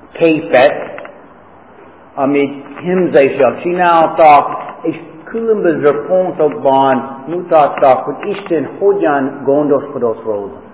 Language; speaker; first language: Hungarian; non-native, fluent; English